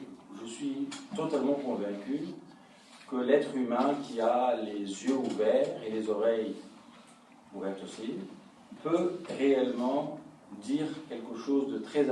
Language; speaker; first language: French; non-native, fluent; Arabic